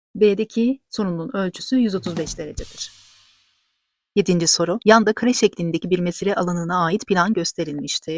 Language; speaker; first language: Turkish; native; Turkish